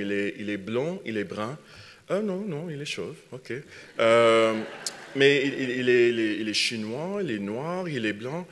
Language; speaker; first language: French; non-native, fluent; English